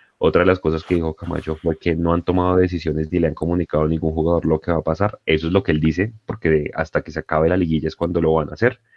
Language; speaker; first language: Spanish; native; Spanish